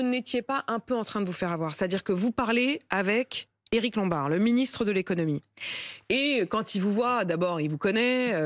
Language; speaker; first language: French; native; French